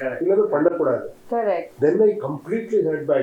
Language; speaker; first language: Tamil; non-native, learner; Kannada